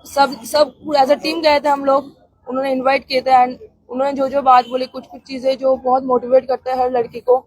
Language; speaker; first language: Hindi; non-native, local second language; Bangla